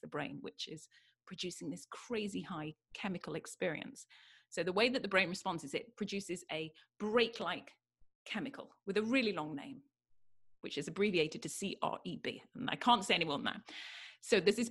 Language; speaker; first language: English; native; English